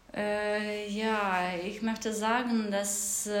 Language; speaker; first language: German; non-native, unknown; Ukrainian